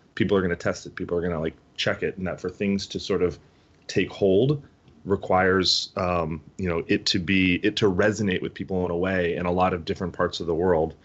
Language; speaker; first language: English; native; English